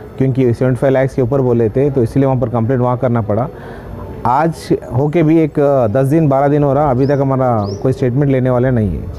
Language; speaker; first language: Hindi; non-native, local second language; Urdu